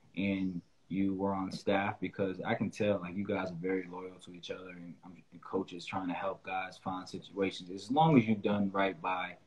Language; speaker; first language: English; native; English